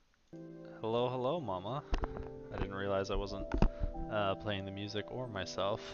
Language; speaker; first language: English; native; English